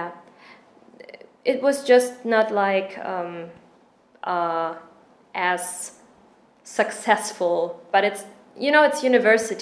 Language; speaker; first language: English; non-native, fluent; German